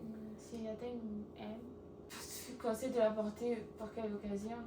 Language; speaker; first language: French; non-native, learner; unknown